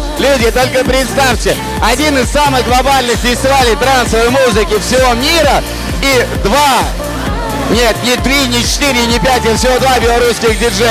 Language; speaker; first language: Russian; native; Russian